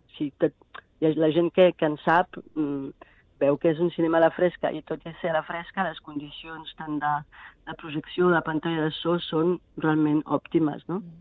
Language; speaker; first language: Catalan; non-native, fluent; French